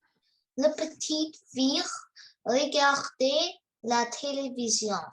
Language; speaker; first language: French; non-native, learner; Chinese